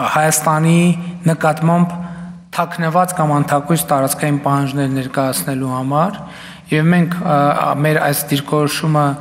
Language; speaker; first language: Armenian; native; Armenian